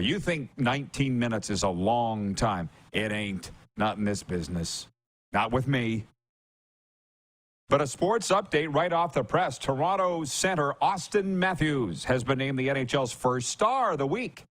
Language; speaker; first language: English; native; English